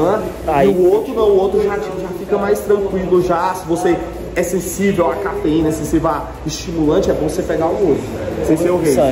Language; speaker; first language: Portuguese; native; Portuguese